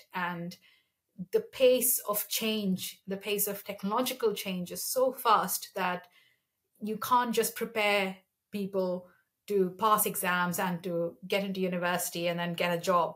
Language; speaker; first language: English; non-native, local second language; Malayalam